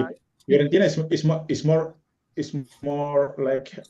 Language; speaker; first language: English; non-native, fluent; Italian